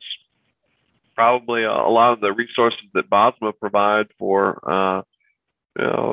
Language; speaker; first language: English; native; English